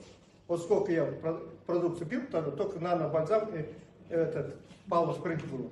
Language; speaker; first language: Russian; non-native, local second language; Kazakh